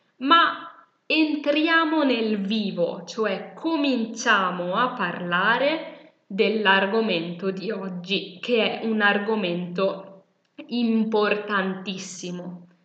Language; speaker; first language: Italian; native; Italian